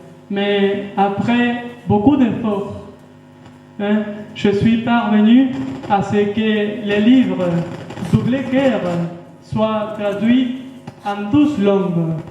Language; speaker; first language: French; non-native, fluent; Spanish